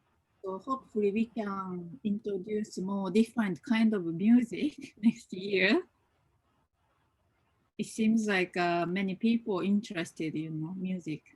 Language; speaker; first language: English; non-native, fluent; Japanese